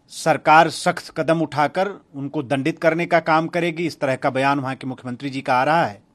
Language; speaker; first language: Hindi; native; Hindi